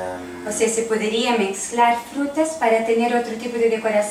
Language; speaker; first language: Spanish; native; Spanish